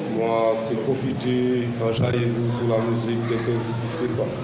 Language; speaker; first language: French; native; French